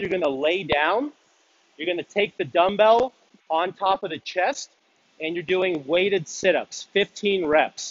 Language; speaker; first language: English; native; English